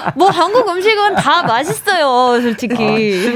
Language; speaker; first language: Korean; non-native, fluent; Spanish